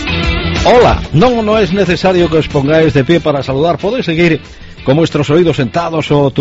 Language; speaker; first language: Spanish; native; Spanish